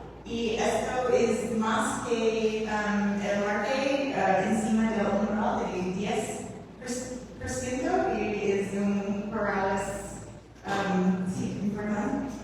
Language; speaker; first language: Spanish; non-native, learner; English